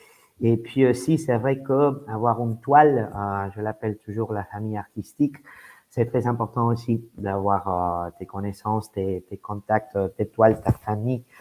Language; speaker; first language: French; non-native, fluent; Spanish